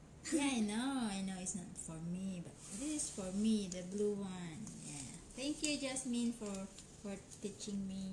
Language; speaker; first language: English; non-native, local second language; Filipino